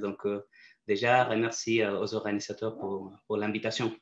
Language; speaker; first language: French; non-native, fluent; Spanish